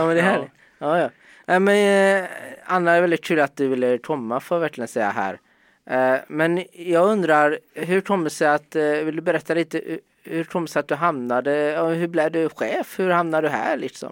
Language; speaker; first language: Swedish; native; Swedish